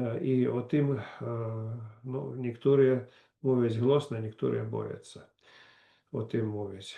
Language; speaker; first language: Polish; non-native, learner; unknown